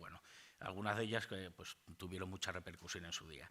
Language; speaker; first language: Spanish; native; Spanish